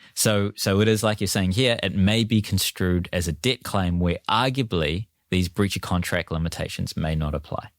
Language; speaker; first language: English; native; English